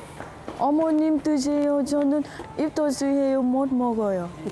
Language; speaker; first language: Korean; non-native, learner; Vietnamese